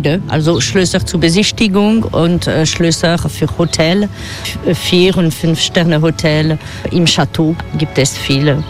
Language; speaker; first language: German; non-native, fluent; French